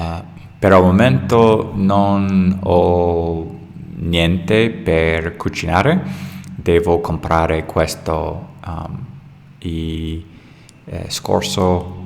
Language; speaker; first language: Italian; non-native, learner; English